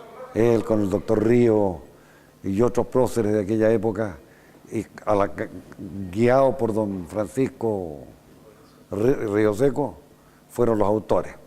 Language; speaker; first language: Spanish; native; Spanish